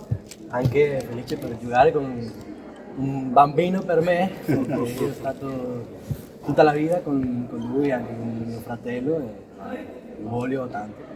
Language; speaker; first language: Italian; non-native, learner; Spanish